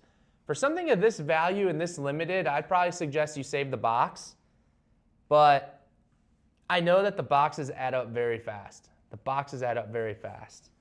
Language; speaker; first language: English; native; English